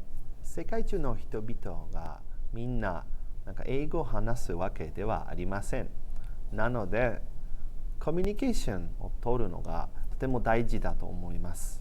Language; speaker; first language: Japanese; non-native, fluent; Polish